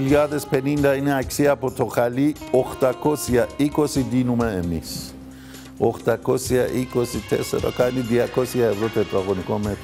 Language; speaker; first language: Greek; non-native, learner; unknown